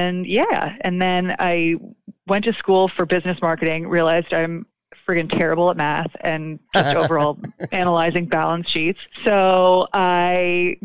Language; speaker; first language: English; native; English